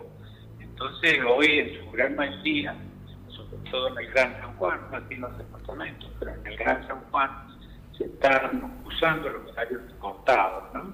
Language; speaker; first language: Spanish; native; Spanish